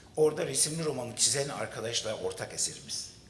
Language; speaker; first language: Turkish; native; Turkish